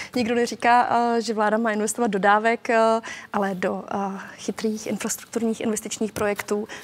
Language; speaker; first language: Czech; native; Czech